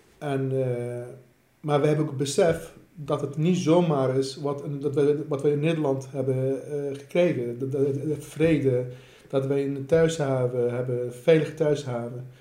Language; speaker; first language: Dutch; non-native, fluent; Assyrian Neo-Aramaic